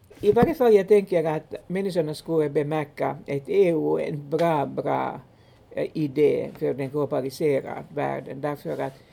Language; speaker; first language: Swedish; non-native, local second language; Finnish